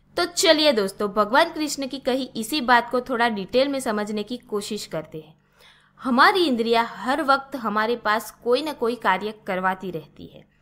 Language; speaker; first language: Hindi; non-native, local second language; Gujarati